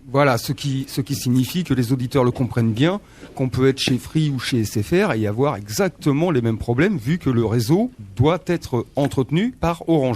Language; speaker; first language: French; native; French